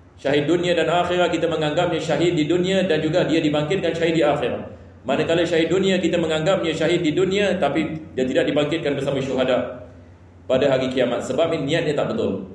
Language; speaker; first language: Malay; non-native, fluent; Arabic